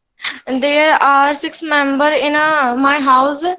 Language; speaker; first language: English; non-native, learner; Hindi